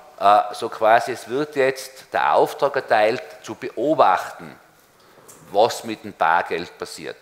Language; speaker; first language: German; native; German